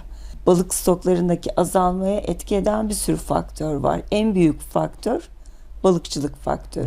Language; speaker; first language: Turkish; native; Turkish